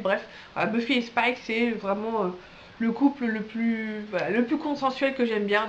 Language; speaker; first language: French; native; French